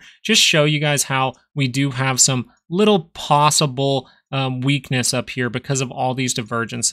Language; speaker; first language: English; native; English